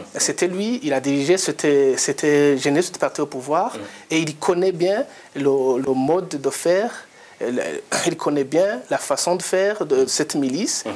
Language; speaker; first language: French; non-native, local second language; Rundi